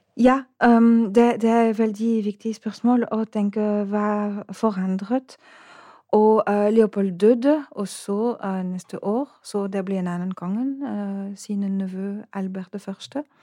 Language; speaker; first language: Norwegian; non-native, fluent; French